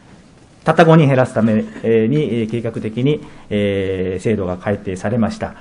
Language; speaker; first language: Japanese; native; Japanese